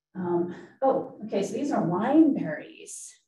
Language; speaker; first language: English; native; English